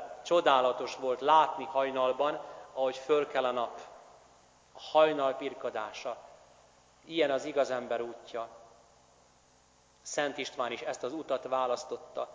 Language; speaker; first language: Hungarian; native; Hungarian